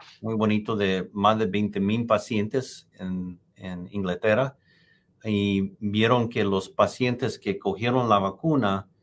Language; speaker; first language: Spanish; non-native, fluent; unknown